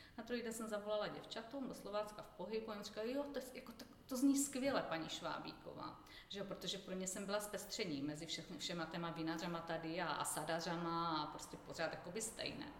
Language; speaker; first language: Czech; native; Czech